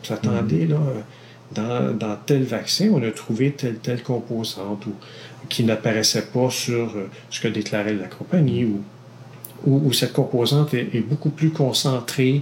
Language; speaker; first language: French; native; French